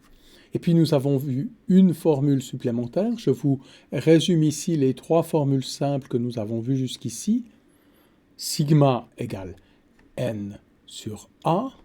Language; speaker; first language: French; native; French